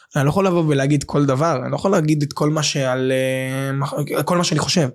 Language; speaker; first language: Hebrew; native; Hebrew